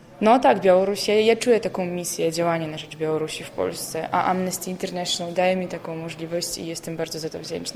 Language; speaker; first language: Polish; non-native, fluent; Belarusian